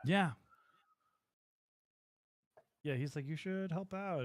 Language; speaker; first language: English; native; English